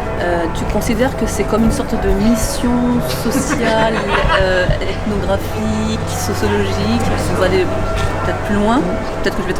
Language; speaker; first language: French; native; French